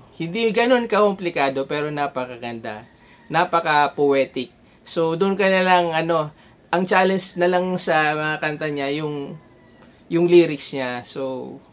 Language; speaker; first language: Filipino; non-native, local second language; Bikol